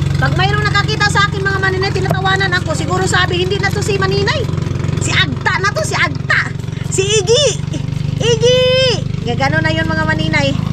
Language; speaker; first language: Filipino; non-native, local second language; Cebuano